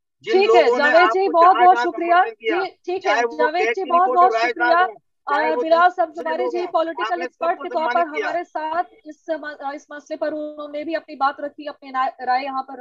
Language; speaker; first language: Hindi; native; Hindi